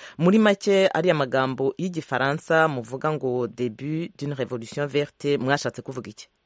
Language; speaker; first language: Kinyarwanda; native; Kinyarwanda